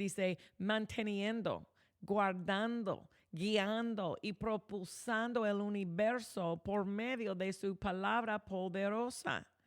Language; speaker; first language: Spanish; non-native, fluent; English